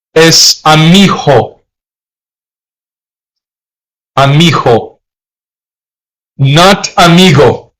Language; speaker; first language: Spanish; non-native, learner; English